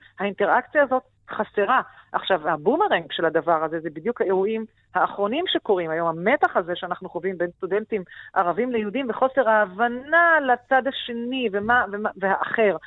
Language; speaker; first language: Hebrew; non-native, local second language; Arabic